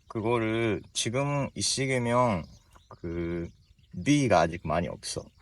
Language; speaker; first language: Korean; non-native, learner; Japanese